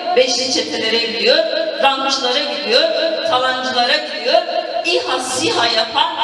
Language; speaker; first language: Turkish; non-native, local second language; Kurdish